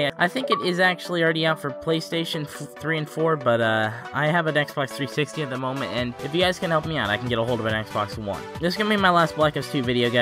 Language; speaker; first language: English; native; English